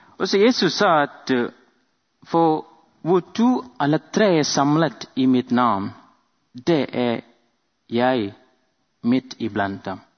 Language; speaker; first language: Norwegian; non-native, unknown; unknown